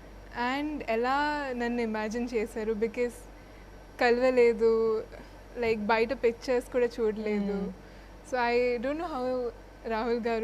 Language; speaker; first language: Telugu; non-native, fluent; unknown